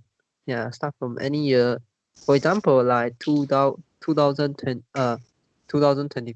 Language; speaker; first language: English; non-native, learner; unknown